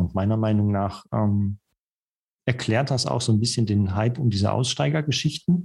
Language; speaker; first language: German; native; German